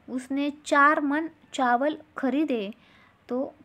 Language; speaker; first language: Hindi; non-native, local second language; Marathi